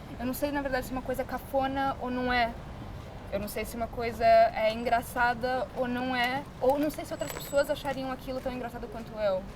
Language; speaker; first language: Portuguese; native; Portuguese